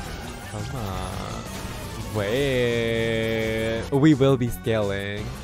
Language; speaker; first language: English; native; English